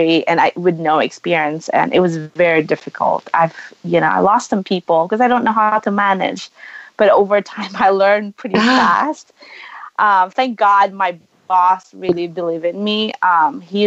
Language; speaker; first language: English; non-native, local second language; Cebuano